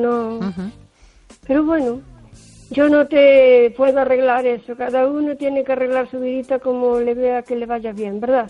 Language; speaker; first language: Spanish; native; Spanish